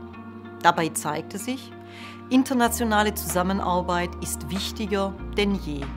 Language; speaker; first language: German; native; German